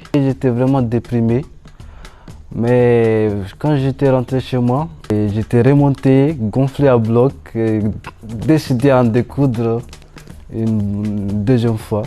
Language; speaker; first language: French; non-native, local second language; Malagasy